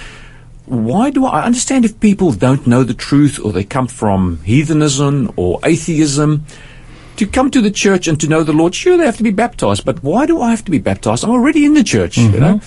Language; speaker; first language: English; native; English